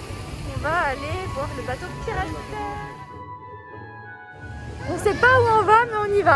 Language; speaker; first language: French; native; French